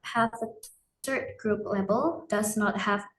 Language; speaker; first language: English; non-native, learner; Indonesian